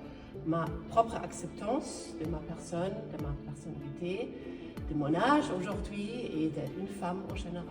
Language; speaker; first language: French; non-native, fluent; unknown